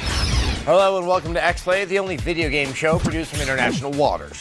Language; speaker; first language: English; native; English